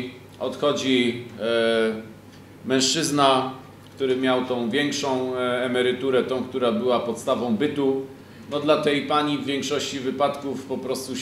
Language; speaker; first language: Polish; native; Polish